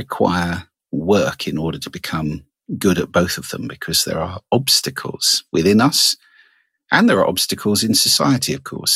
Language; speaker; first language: English; native; English